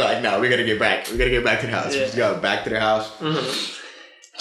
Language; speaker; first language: English; non-native, fluent; Spanish